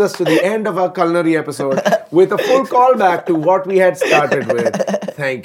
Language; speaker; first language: English; non-native, local second language; Malayalam